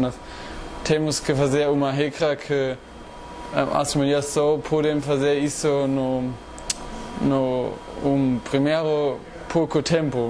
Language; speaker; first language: Portuguese; non-native, learner; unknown